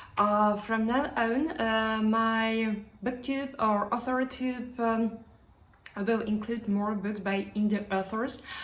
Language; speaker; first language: English; non-native, fluent; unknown